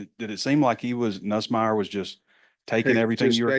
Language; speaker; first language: English; native; English